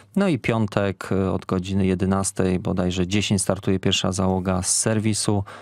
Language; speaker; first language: Polish; native; Polish